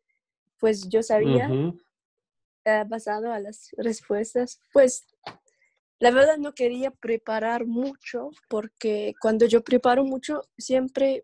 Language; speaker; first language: Spanish; non-native, learner; English